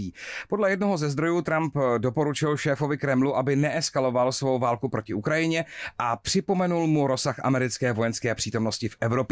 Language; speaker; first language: Czech; native; Czech